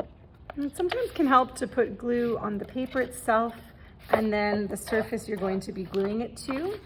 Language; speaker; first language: English; native; English